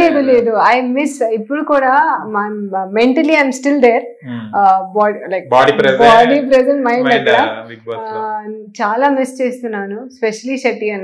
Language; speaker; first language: Telugu; non-native, learner; Hindi